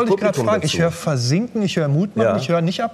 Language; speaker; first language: German; native; German